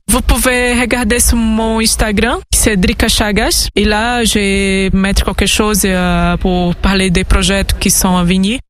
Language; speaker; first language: French; non-native, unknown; Portuguese